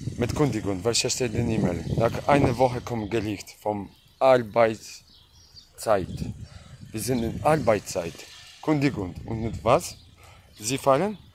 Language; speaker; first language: German; non-native, learner; Polish